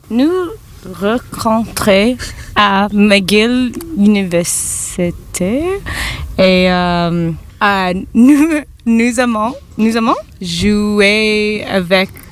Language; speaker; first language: French; non-native, learner; English